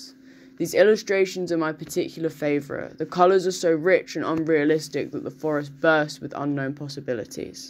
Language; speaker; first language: English; native; English